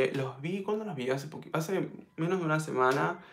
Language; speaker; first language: Spanish; native; Spanish